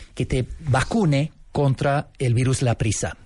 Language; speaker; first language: Spanish; non-native, fluent; English